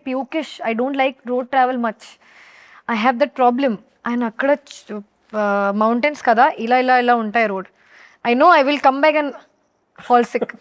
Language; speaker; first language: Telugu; non-native, local second language; Hindi